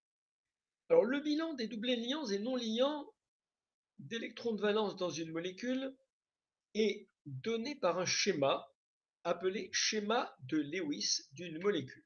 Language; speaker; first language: French; native; French